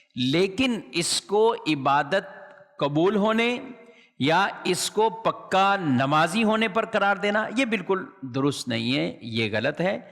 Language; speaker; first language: Urdu; native; Urdu